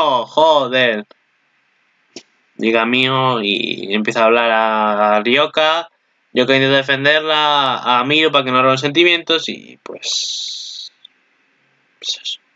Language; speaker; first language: Spanish; native; Spanish